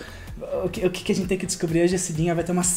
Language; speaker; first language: Portuguese; native; Portuguese